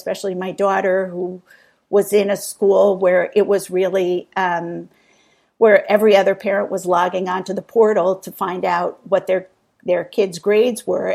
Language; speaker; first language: English; native; English